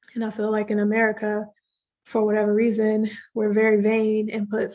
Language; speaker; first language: English; native; English